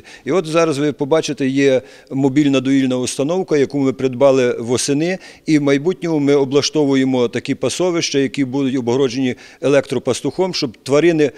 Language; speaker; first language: Ukrainian; native; Ukrainian